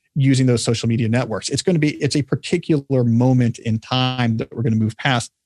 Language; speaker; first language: English; native; English